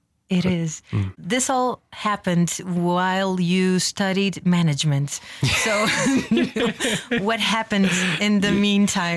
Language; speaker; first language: English; non-native, fluent; Portuguese